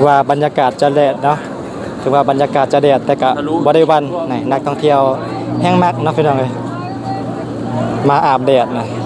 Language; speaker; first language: Thai; non-native, local second language; Northeastern Thai